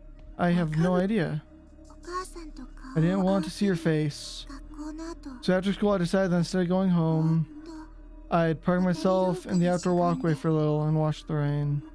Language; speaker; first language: English; native; English